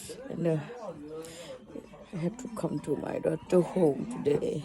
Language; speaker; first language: English; non-native, learner; Thai